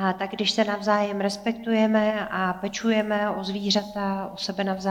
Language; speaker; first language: Czech; native; Czech